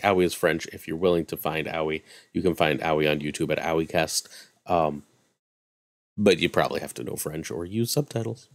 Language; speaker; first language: English; native; English